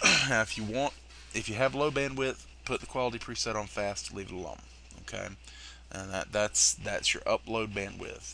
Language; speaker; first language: English; native; English